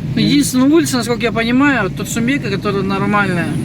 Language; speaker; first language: Russian; non-native, local second language; Kazakh